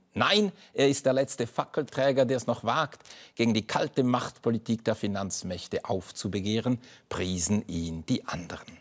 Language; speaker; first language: German; native; German